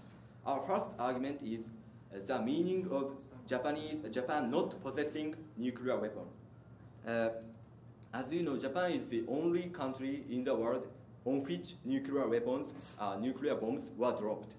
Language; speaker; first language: English; non-native, fluent; Japanese